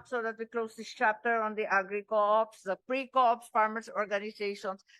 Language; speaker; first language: English; non-native, local second language; Filipino